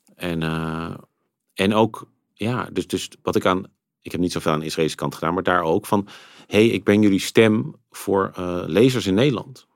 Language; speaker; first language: Dutch; native; Dutch